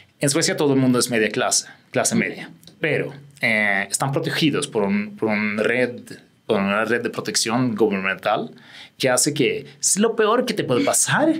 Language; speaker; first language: Spanish; non-native, fluent; Swedish